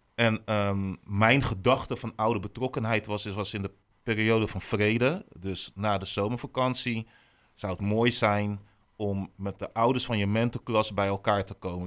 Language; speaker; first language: Dutch; native; Dutch